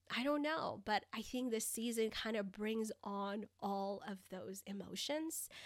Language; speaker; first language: English; early bilingual, other home language; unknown